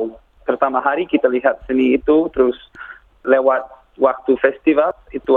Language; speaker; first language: Indonesian; non-native, learner; English